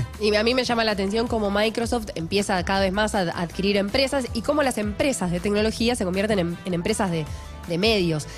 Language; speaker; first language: Spanish; native; Spanish